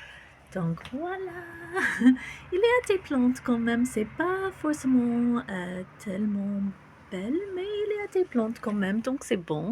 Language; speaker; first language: French; non-native, fluent; English